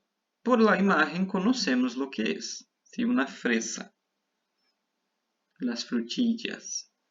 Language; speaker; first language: Spanish; non-native, fluent; Portuguese